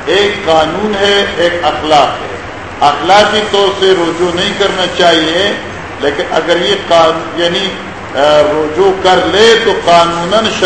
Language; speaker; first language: Urdu; non-native, local second language; Northern Hindko